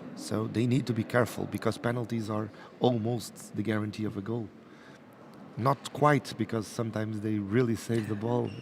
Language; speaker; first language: English; non-native, fluent; Portuguese